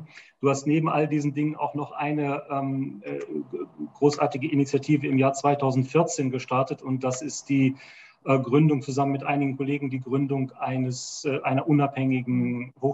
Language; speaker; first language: German; native; German